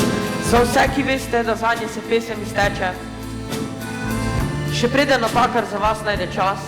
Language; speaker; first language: Slovenian; native; Slovenian